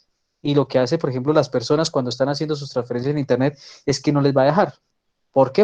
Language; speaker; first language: Spanish; native; Spanish